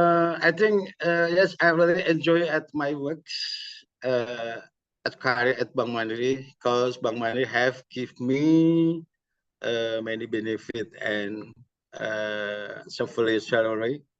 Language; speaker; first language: English; non-native, learner; Indonesian